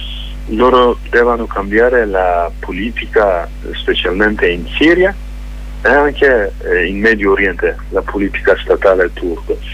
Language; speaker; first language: Italian; non-native, fluent; Kurdish